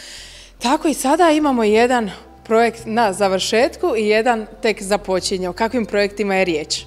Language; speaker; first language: Croatian; native; Croatian